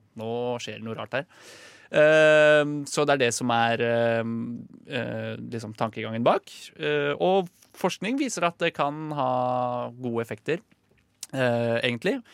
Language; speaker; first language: Norwegian; native; Norwegian